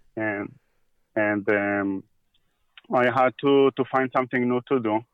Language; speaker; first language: English; early bilingual, heritage; Hebrew